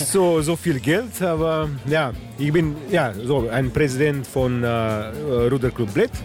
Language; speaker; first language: German; non-native, learner; Slovenian